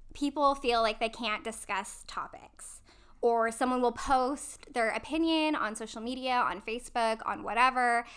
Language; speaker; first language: English; native; English